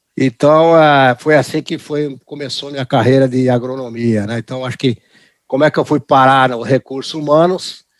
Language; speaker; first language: Portuguese; early bilingual, other home language; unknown